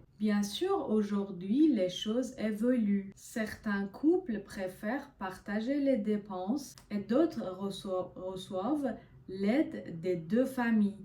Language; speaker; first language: French; non-native, fluent; Persian